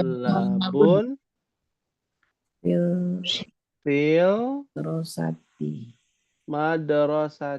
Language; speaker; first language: Arabic; non-native, fluent; Indonesian